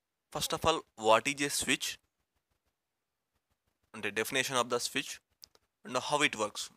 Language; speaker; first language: English; non-native, local second language; Telugu